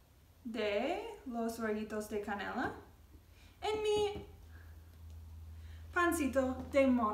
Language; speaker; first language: Spanish; non-native, learner; English